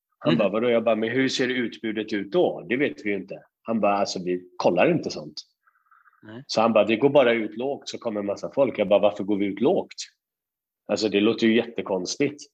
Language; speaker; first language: Swedish; early bilingual, other home language; Persian